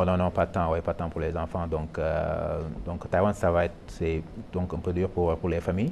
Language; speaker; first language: French; non-native, local second language; Wolof